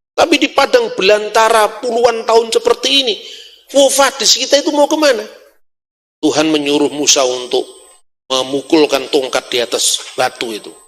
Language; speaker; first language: Indonesian; non-native, local second language; Javanese